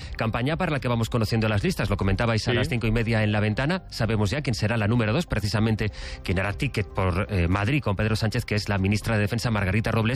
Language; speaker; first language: Spanish; native; Spanish